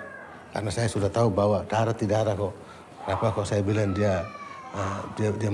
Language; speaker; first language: Indonesian; non-native, local second language; Tetum